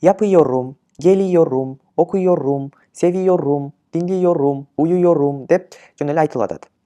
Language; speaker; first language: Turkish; non-native, fluent; Kyrgyz